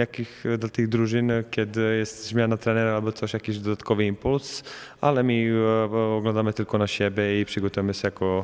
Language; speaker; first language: Polish; non-native, fluent; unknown